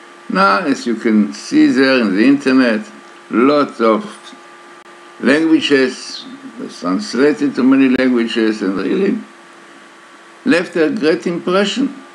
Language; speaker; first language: English; non-native, fluent; Hebrew